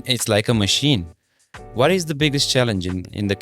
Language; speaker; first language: English; non-native, fluent; Romanian